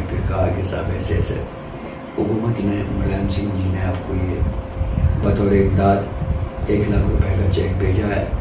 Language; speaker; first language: Urdu; native; Urdu